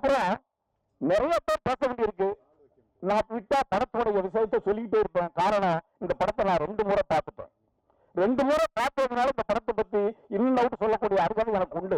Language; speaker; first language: Tamil; native; Tamil